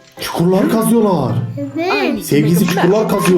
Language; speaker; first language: Turkish; native; Turkish